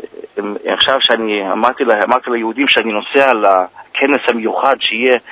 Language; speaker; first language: Hebrew; early bilingual, heritage; Hebrew